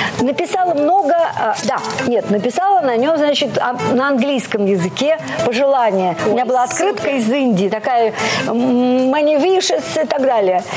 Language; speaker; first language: Russian; native; Russian